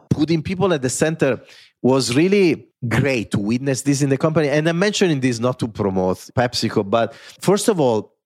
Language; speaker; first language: English; non-native, fluent; Italian